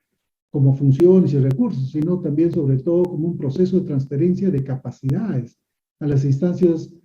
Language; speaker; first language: Spanish; native; Spanish